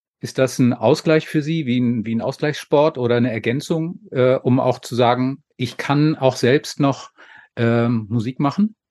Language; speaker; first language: German; native; German